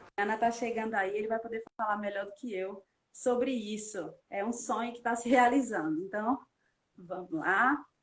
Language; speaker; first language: Portuguese; native; Portuguese